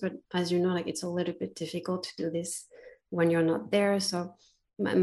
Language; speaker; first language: English; non-native, fluent; French